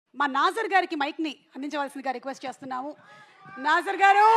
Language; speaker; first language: Telugu; native; Telugu